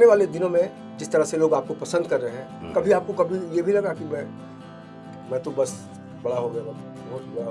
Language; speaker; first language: Hindi; native; Hindi